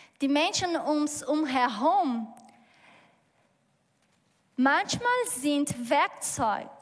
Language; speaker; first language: German; non-native, learner; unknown